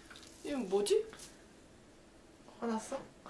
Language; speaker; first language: Korean; native; Korean